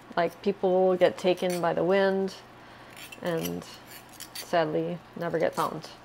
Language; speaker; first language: English; native; English